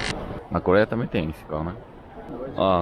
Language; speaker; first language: Portuguese; non-native, learner; Korean